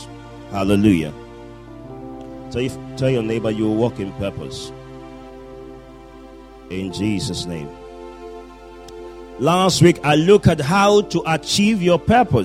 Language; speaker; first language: English; non-native, local second language; Akan